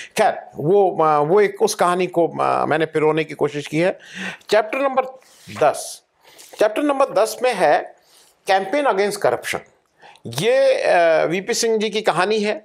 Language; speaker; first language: Hindi; native; Hindi